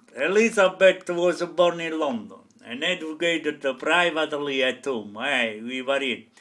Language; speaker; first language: English; non-native, fluent; Italian